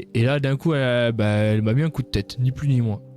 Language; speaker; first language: French; native; French